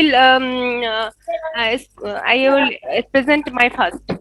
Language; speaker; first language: English; non-native, local second language; Bangla